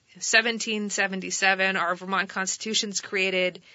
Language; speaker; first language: English; native; English